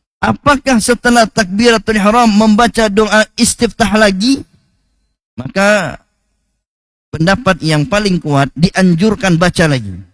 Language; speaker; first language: Malay; native; Malay